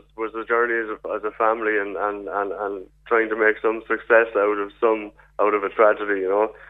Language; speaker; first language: English; native; English